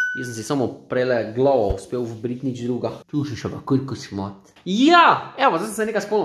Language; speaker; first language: Slovenian; native; Slovenian